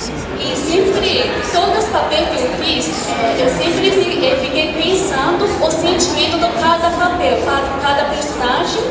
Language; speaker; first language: Portuguese; non-native, fluent; Japanese